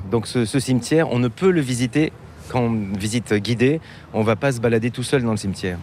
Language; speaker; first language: French; native; French